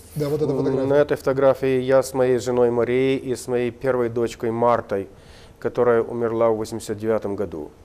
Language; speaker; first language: Russian; non-native, local second language; Ukrainian